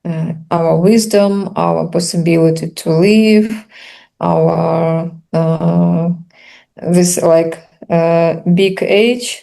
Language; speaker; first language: English; non-native, learner; Russian